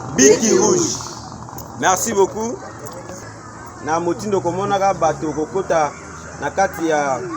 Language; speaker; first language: Lingala; native; Lingala